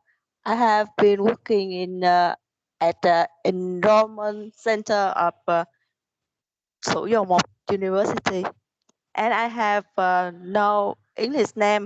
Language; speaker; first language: English; non-native, learner; Vietnamese